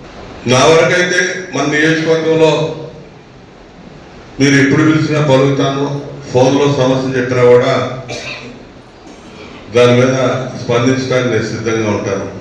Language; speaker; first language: Telugu; native; Telugu